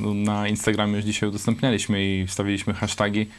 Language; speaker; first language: Polish; non-native, fluent; Hebrew